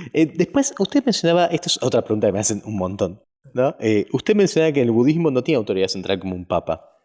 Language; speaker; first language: Spanish; native; Spanish